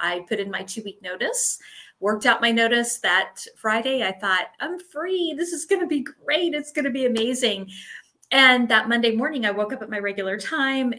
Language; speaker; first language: English; native; English